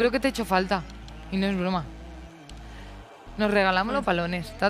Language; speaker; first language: Spanish; native; Spanish